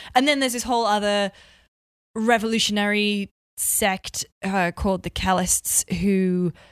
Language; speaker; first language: English; native; English